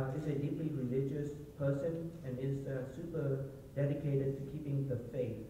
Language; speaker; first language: English; early bilingual, other home language; Vietnamese